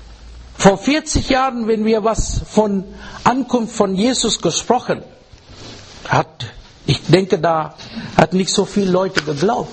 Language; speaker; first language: German; non-native, fluent; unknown